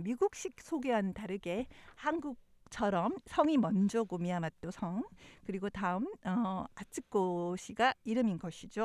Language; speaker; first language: Korean; native; Korean